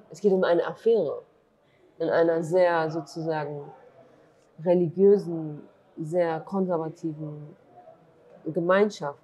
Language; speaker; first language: German; early bilingual, other home language; Kurdish